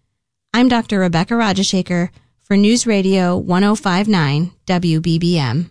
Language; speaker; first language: English; native; English